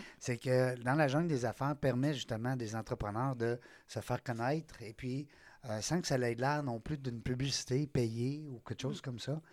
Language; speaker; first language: French; native; French